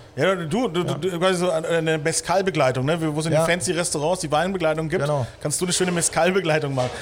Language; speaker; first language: German; native; German